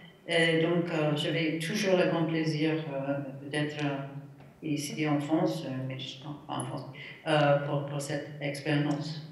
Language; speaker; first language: French; non-native, fluent; English